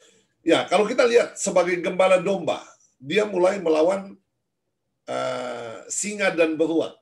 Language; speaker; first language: Indonesian; native; Indonesian